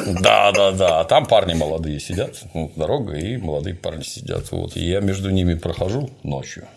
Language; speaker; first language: Russian; native; Russian